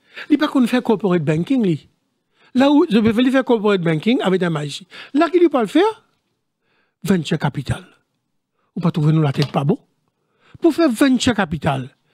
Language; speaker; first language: French; non-native, local second language; Morisyen